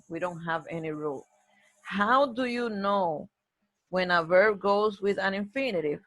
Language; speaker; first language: English; non-native, fluent; Spanish